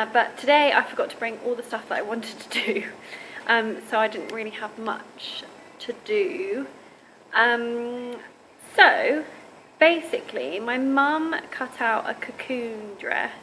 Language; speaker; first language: English; native; English